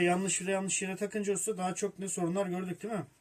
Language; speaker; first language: Turkish; native; Turkish